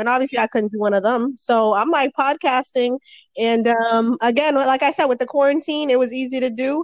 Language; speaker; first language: English; native; English